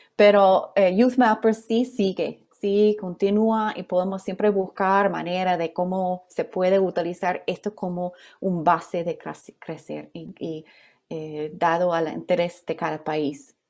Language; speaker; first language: Spanish; non-native, fluent; English